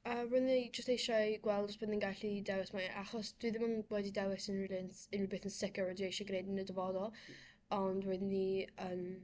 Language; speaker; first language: Welsh; non-native, local second language; English